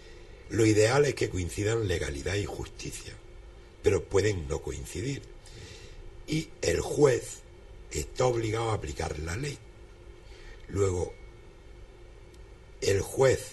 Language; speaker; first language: Spanish; native; Spanish